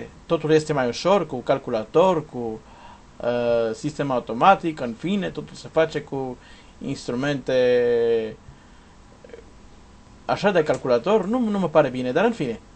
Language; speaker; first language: Romanian; non-native, learner; Portuguese